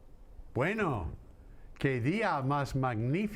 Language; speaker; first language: Spanish; non-native, fluent; English